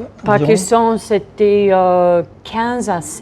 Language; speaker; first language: French; non-native, fluent; English